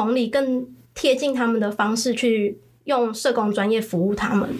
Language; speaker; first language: Chinese; early bilingual, other home language; Khmer